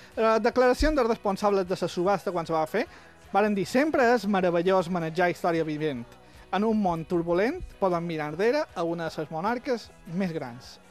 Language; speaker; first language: Catalan; native; Catalan